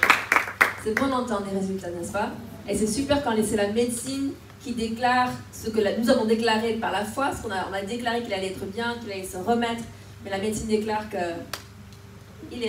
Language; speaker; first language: French; native; French